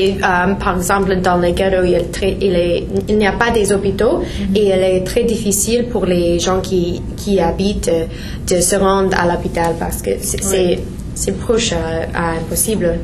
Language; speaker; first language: French; non-native, learner; English